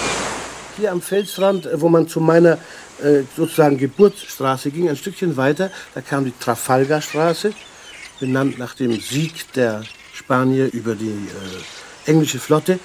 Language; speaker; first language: German; native; German